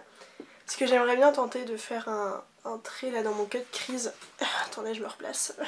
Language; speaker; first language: French; native; French